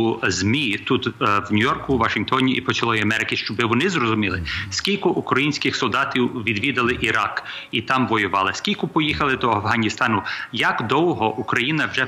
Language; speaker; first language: Ukrainian; early bilingual, heritage; Ukrainian